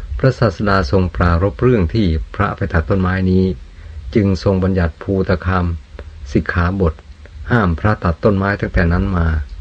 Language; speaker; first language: Thai; native; Thai